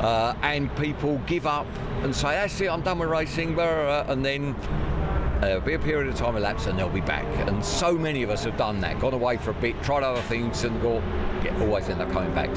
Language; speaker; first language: English; native; English